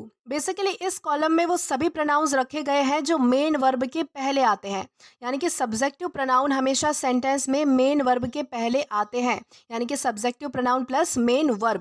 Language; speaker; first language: Hindi; native; Hindi